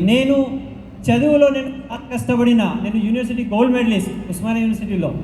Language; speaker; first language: Telugu; non-native, local second language; Hindi